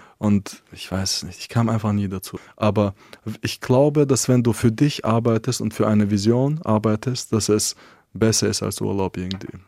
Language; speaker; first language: German; non-native, fluent; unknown